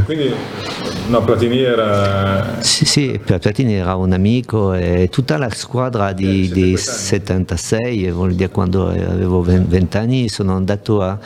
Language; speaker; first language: Italian; non-native, fluent; French